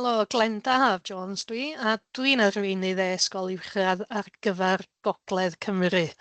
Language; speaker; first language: Welsh; native; Welsh